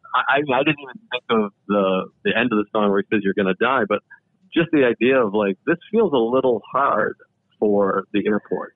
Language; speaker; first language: English; native; English